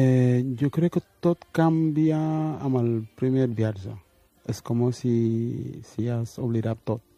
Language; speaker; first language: Catalan; non-native, fluent; Wolof